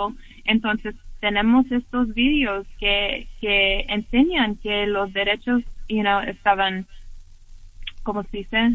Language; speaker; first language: Spanish; early bilingual, heritage; English